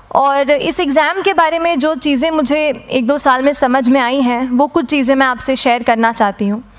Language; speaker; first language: Hindi; native; Hindi